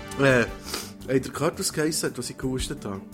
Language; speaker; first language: German; native; German